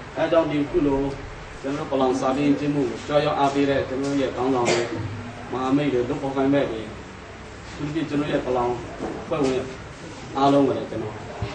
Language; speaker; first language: Burmese; non-native, local second language; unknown